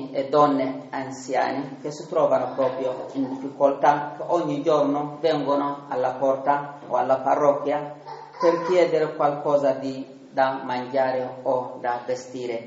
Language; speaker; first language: Italian; non-native, learner; Tigrinya